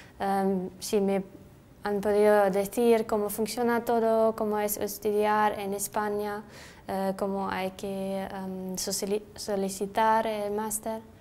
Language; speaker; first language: Spanish; non-native, fluent; German